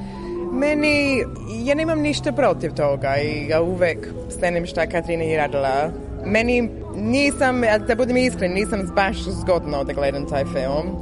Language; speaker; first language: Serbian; non-native, learner; English